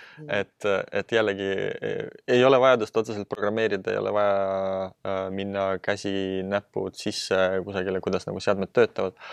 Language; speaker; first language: Estonian; non-native, local second language; Russian